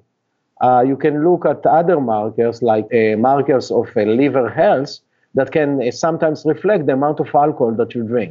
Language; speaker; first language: English; non-native, fluent; Hebrew